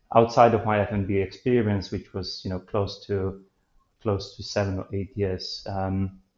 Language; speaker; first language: English; non-native, fluent; Polish